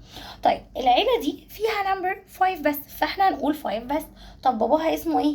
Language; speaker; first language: Arabic; native; Arabic